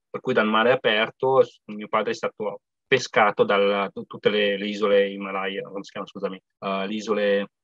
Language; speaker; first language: Italian; early bilingual, other home language; Vietnamese